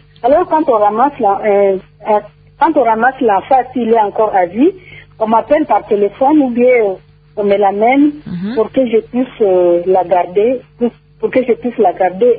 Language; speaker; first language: French; non-native, local second language; Nande